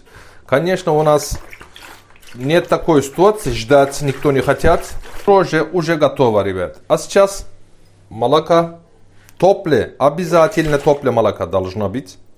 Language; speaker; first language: Russian; non-native, learner; Turkish